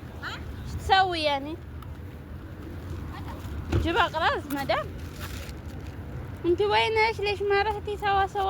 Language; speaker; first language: Arabic; non-native, learner; Amharic